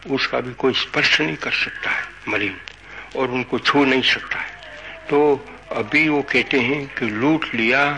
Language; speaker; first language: Hindi; non-native, local second language; Gujarati